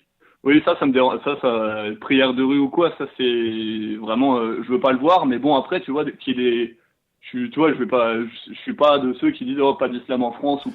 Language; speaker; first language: French; native; French